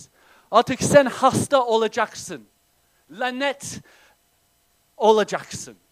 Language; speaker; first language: Turkish; non-native, fluent; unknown